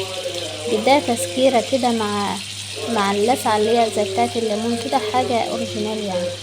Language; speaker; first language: Arabic; native; Arabic